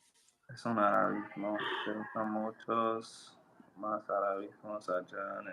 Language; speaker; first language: Spanish; non-native, learner; English